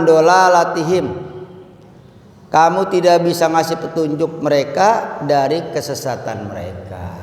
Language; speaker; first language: Indonesian; native; Indonesian